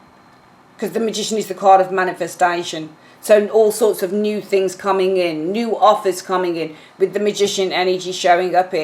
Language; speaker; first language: English; native; English